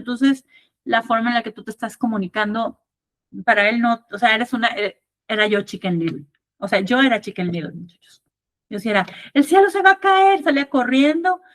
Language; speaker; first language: Spanish; native; Spanish